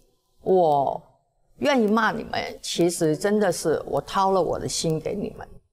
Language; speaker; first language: Chinese; non-native, local second language; Cantonese